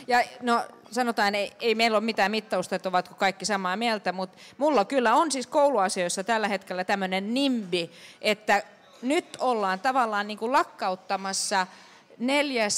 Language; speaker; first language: Finnish; non-native, local second language; Swedish